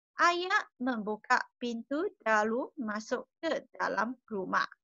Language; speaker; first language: Malay; non-native, local second language; Chinese